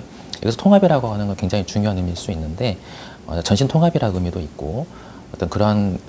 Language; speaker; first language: Korean; native; Korean